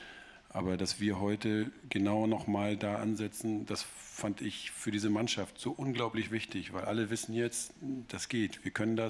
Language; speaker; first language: German; native; German